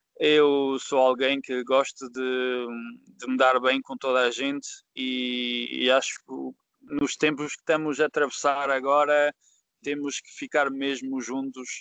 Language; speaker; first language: Portuguese; early bilingual, heritage; Portuguese